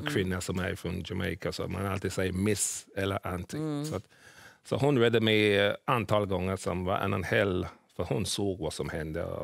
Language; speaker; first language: Swedish; early bilingual, other home language; English